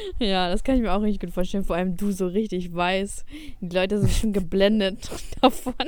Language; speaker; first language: German; early bilingual, other home language; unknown